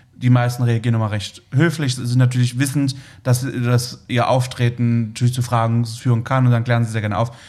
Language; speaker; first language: German; native; German